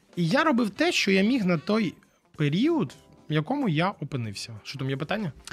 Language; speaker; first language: Ukrainian; non-native, local second language; Russian